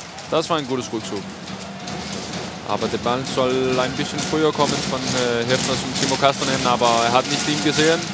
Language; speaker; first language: German; non-native, fluent; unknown